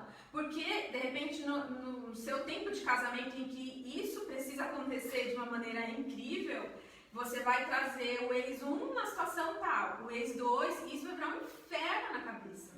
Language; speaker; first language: Portuguese; native; Portuguese